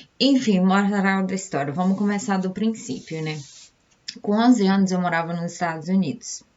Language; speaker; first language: Portuguese; native; Portuguese